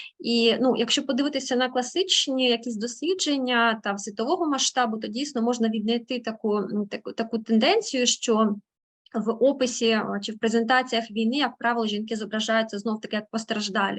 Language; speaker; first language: Ukrainian; native; Ukrainian